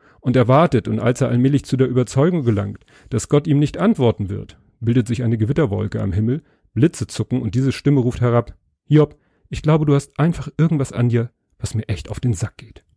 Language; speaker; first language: German; native; German